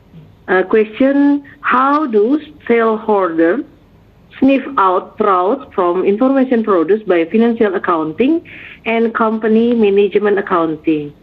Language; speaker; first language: English; non-native, learner; Indonesian